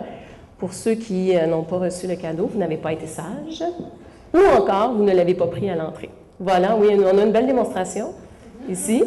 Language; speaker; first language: French; native; French